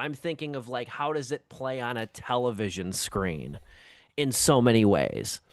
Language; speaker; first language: English; native; English